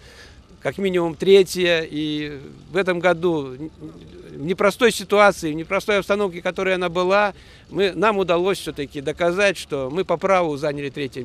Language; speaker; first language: Russian; native; Russian